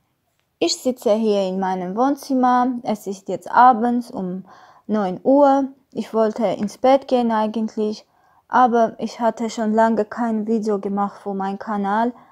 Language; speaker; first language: German; non-native, learner; Armenian